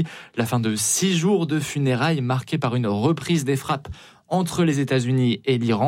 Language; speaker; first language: French; native; French